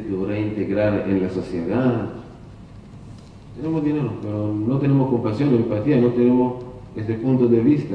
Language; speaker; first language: Spanish; non-native, learner; Hebrew